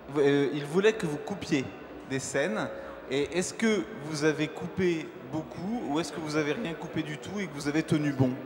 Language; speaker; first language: French; native; French